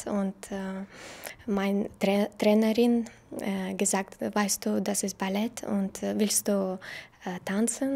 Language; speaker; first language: German; non-native, learner; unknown